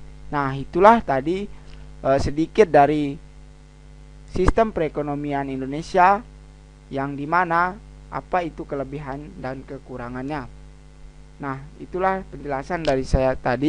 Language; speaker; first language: Indonesian; native; Indonesian